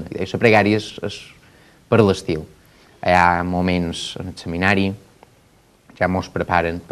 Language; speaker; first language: Catalan; native; Catalan